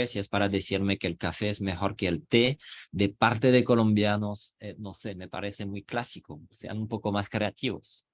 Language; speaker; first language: Spanish; non-native, fluent; French